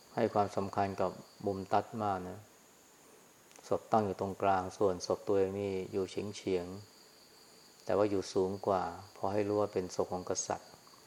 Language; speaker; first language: Thai; native; Thai